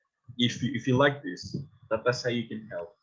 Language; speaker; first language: English; non-native, fluent; Spanish